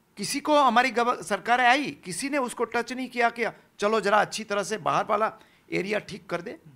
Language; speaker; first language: Hindi; non-native, local second language; Gujarati